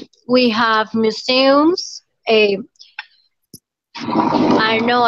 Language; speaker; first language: English; non-native, learner; Spanish